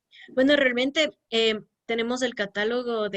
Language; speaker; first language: Spanish; native; Spanish